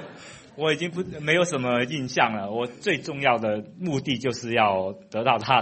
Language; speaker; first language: Chinese; non-native, fluent; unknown